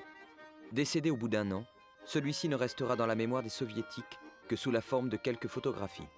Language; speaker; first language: French; native; French